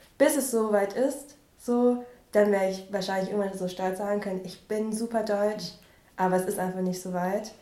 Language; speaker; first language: German; early bilingual, other home language; Vietnamese